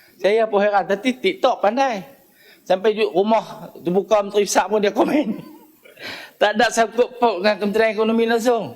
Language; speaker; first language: Malay; native; Malay